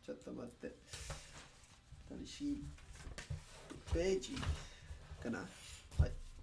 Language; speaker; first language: Japanese; non-native, learner; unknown